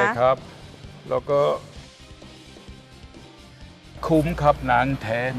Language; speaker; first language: Thai; non-native, fluent; German